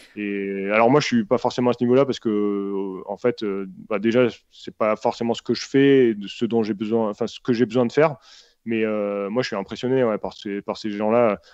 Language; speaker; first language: French; native; French